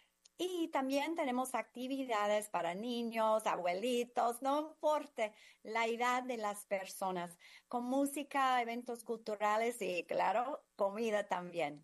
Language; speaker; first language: Spanish; non-native, fluent; English